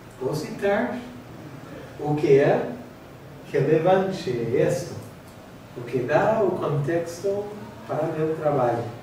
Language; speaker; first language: Portuguese; non-native, fluent; English